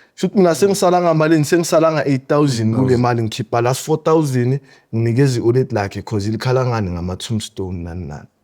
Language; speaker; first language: Zulu; native; Zulu